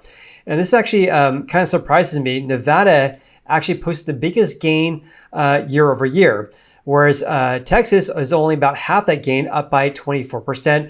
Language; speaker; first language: English; native; English